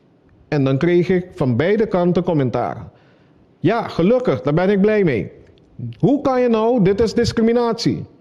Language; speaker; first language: Dutch; non-native, local second language; Papiamento